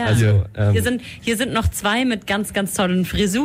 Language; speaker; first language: German; native; German